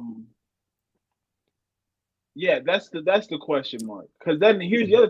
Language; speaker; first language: English; native; English